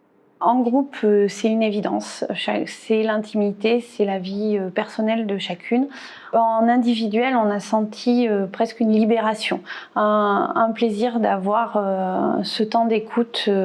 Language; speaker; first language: French; native; French